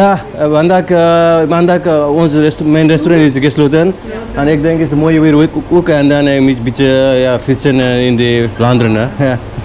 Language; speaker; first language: Dutch; non-native, learner; Nepali